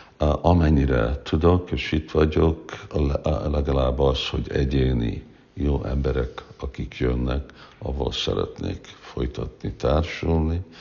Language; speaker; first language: Hungarian; early bilingual, heritage; Hungarian